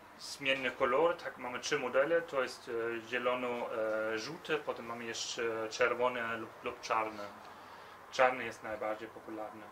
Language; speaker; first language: Polish; early bilingual, heritage; Polish